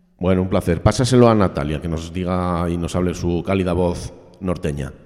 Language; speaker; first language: Spanish; native; Spanish